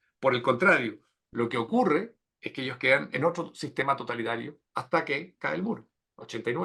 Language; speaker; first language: Spanish; native; Spanish